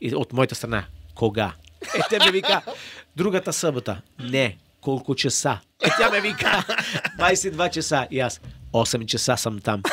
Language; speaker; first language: Bulgarian; non-native, learner; Italian